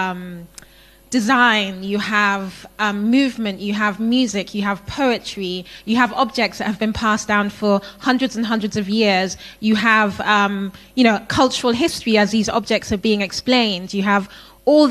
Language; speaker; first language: English; non-native, local second language; Akan